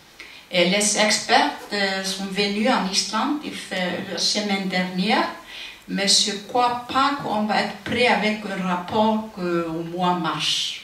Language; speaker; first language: French; non-native, learner; Icelandic